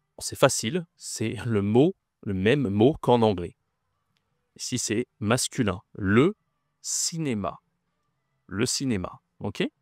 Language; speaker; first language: French; native; French